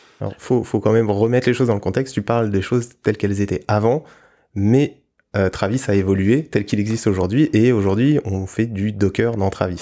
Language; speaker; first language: French; native; French